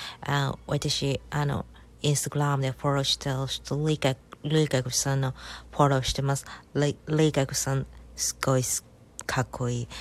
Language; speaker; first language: Japanese; non-native, learner; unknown